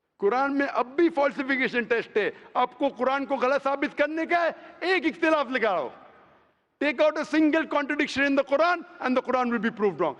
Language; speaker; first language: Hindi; non-native, local second language; Konkani